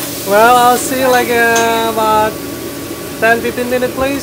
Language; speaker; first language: English; non-native, fluent; Indonesian